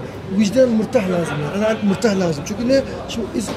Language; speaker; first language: Arabic; early bilingual, heritage; Turkish